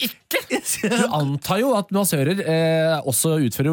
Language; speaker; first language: Norwegian; native; Norwegian